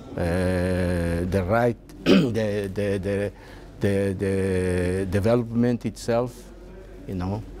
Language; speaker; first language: English; non-native, fluent; Portuguese